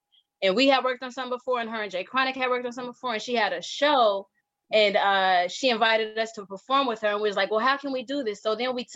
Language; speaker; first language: English; native; English